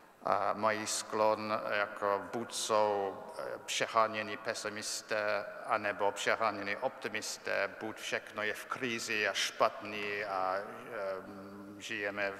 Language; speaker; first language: Czech; non-native, fluent; English